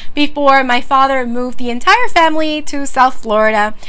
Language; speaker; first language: English; early bilingual, other home language; Spanish